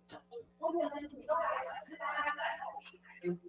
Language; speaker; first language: Chinese; native; Chinese